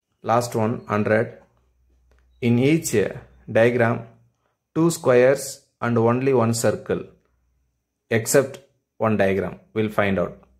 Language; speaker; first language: English; non-native, local second language; Tamil